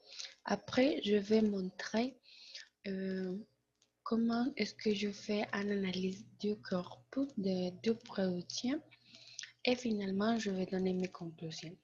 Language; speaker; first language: French; non-native, learner; Spanish